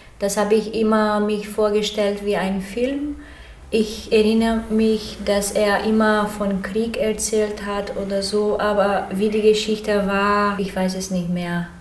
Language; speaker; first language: German; early bilingual, heritage; German